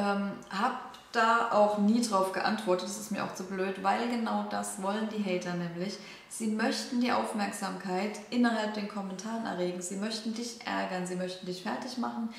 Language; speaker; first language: German; native; German